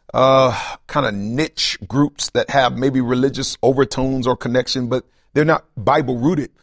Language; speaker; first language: English; native; English